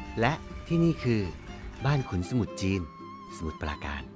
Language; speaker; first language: Thai; native; Thai